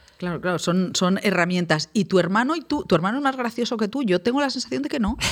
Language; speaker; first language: Spanish; native; Spanish